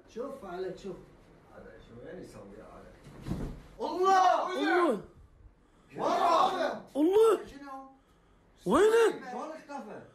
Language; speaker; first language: Arabic; native; Arabic